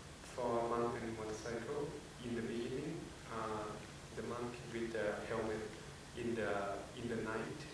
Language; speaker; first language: English; non-native, fluent; Thai